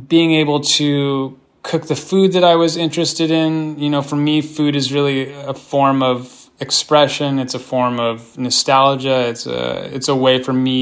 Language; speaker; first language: English; native; English